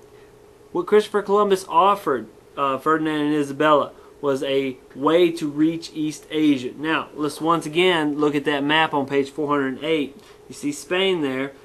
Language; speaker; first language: English; native; English